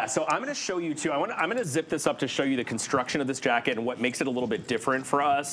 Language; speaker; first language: English; native; English